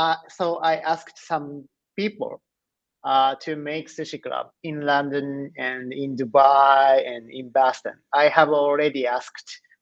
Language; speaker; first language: English; non-native, learner; Japanese